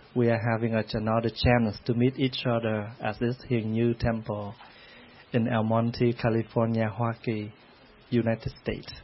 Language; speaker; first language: English; non-native, fluent; Vietnamese